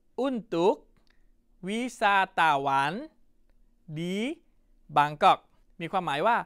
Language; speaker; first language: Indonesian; non-native, fluent; Thai